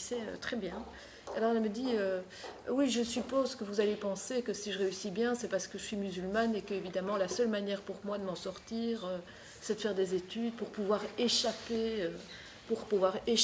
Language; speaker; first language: French; native; French